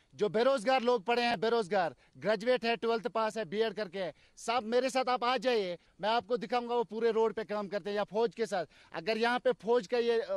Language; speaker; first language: Hindi; non-native, local second language; Kashmiri